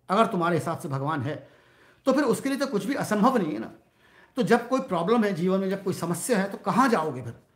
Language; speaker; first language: Hindi; native; Hindi